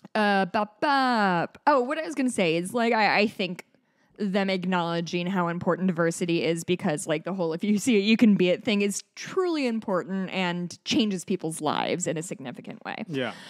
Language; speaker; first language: English; native; English